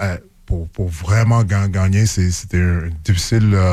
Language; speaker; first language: French; non-native, local second language; English